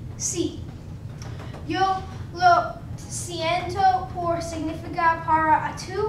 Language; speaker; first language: Spanish; non-native, learner; English